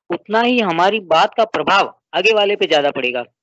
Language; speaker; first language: Hindi; native; Hindi